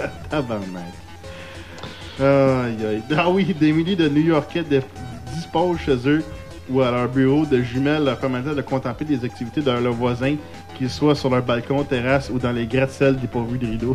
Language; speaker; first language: French; native; French